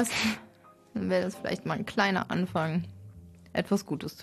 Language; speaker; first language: German; native; German